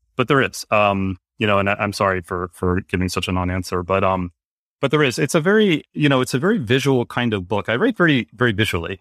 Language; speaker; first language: English; native; English